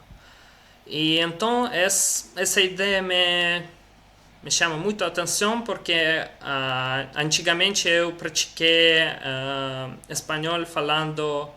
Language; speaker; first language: Portuguese; non-native, learner; Russian